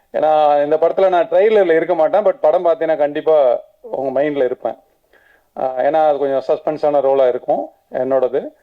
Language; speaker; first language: Tamil; native; Tamil